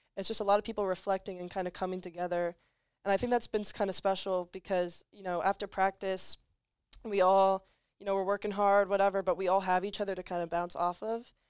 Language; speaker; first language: English; native; English